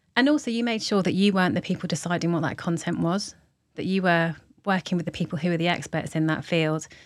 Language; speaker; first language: English; native; English